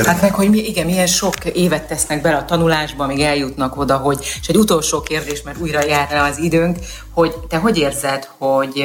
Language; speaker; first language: Hungarian; native; Hungarian